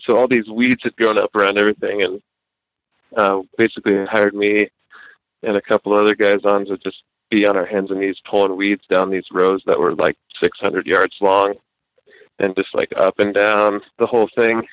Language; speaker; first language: English; native; English